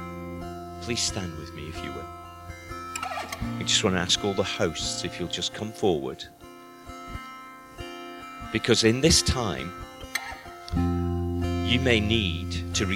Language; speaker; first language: English; native; English